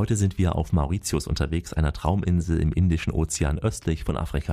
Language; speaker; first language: German; native; German